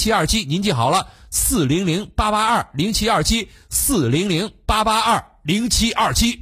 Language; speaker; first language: Chinese; native; Chinese